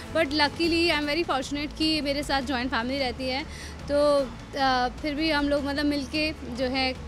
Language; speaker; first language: Hindi; native; Hindi